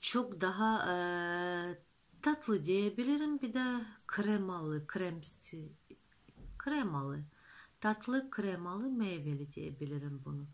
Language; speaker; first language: Turkish; non-native, fluent; Russian